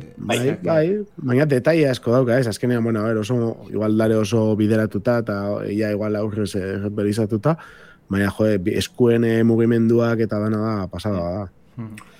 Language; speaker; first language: Basque; native; Basque